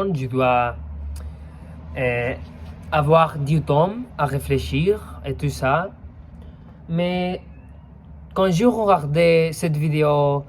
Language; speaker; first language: French; non-native, fluent; Spanish